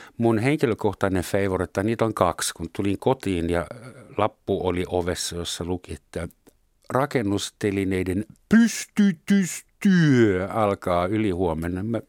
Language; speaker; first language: Finnish; non-native, fluent; German